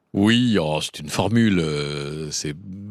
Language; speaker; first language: French; native; French